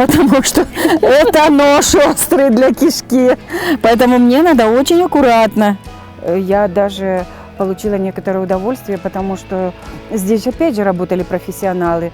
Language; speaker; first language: Russian; native; Russian